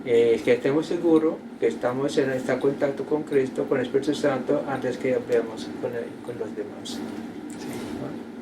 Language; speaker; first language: Spanish; non-native, learner; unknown